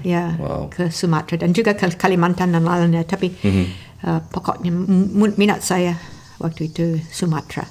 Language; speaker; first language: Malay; non-native, fluent; English